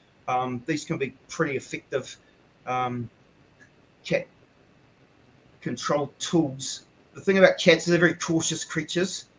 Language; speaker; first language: English; native; English